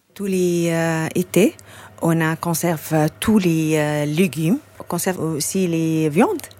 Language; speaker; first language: French; non-native, learner; Arabic